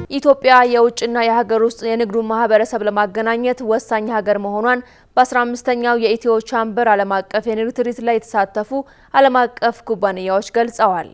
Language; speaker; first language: Amharic; native; Amharic